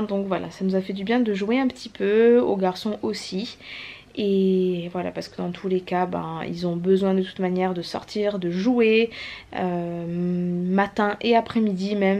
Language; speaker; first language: French; native; French